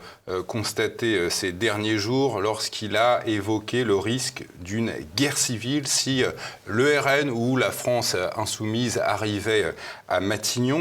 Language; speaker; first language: French; native; French